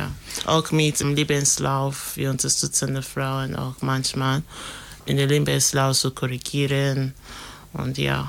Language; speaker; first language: German; non-native, learner; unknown